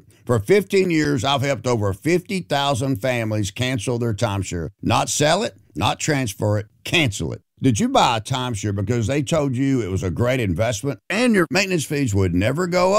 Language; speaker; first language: English; native; English